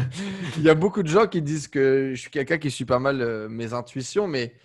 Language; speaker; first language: French; native; French